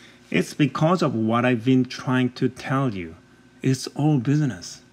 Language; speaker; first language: English; non-native, fluent; Korean